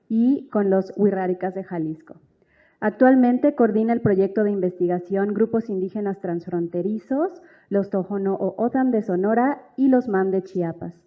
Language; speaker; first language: Spanish; native; Spanish